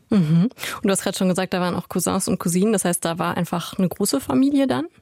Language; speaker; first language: German; native; German